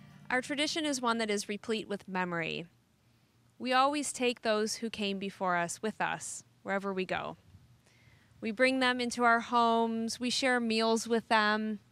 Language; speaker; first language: English; native; English